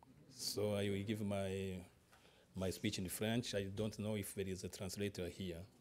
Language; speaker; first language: English; non-native, learner; Rundi